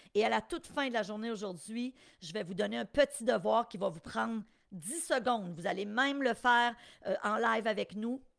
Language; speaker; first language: French; native; French